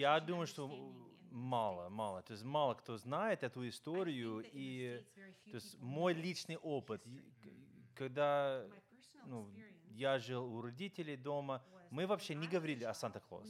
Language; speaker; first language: Russian; non-native, fluent; English